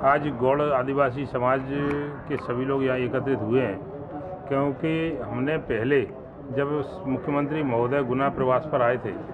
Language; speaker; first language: Hindi; native; Hindi